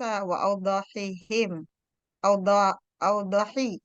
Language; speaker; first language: Arabic; non-native, fluent; Indonesian